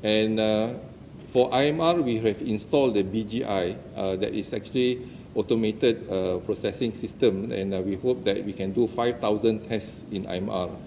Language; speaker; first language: English; non-native, local second language; Malay